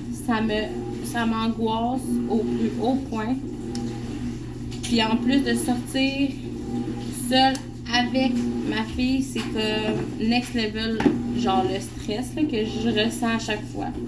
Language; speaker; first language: French; native; French